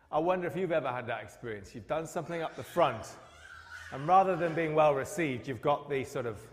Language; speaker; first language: English; native; English